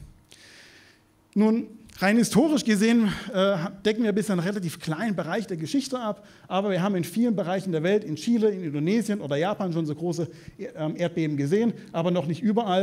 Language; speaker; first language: German; native; German